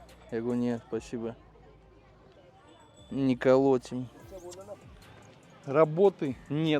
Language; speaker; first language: Russian; native; Russian